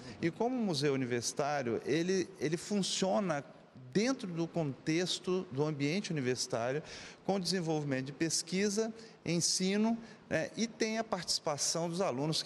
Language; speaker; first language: Portuguese; native; Portuguese